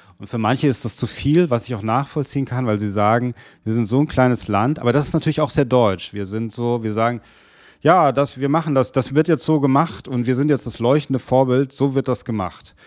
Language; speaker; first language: German; native; German